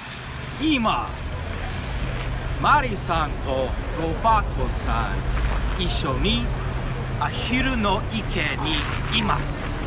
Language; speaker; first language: Japanese; non-native, learner; English